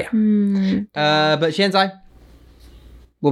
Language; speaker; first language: Chinese; non-native, learner; English